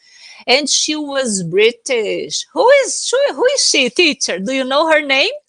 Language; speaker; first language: English; non-native, fluent; Portuguese